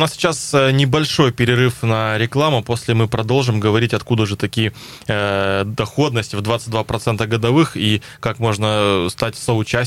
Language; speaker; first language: Russian; native; Russian